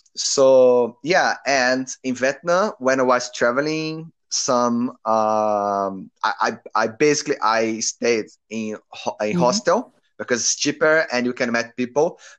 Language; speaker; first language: English; non-native, learner; Portuguese